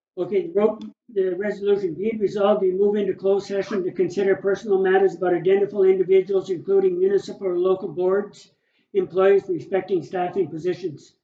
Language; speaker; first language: English; native; English